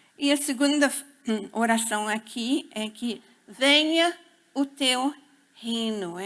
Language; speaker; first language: Portuguese; non-native, fluent; English